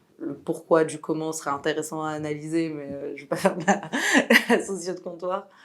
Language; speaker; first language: French; non-native, local second language; Arabic